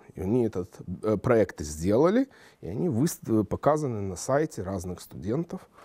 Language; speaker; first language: Russian; native; Russian